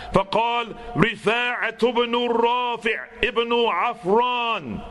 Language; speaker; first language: Arabic; non-native, fluent; English